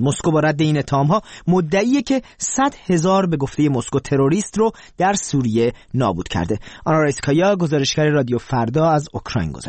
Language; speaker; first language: Persian; native; Persian